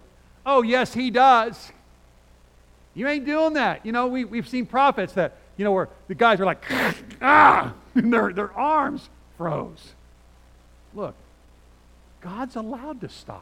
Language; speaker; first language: English; native; English